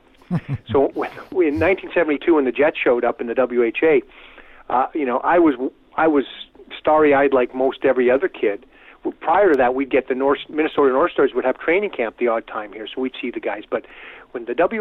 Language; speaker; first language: English; native; English